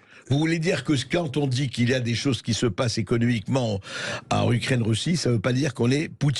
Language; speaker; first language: French; native; French